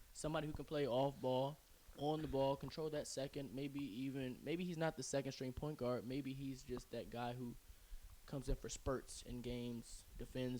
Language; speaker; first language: English; native; English